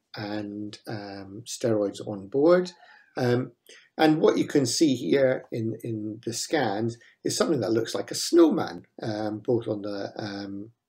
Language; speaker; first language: English; native; English